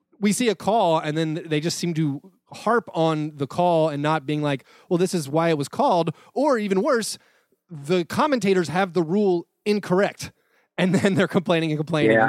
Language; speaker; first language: English; native; English